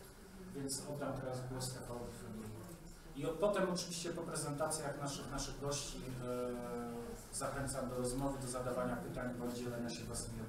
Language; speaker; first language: Polish; native; Polish